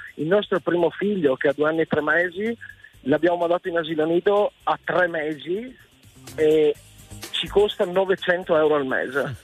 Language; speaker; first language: Italian; native; Italian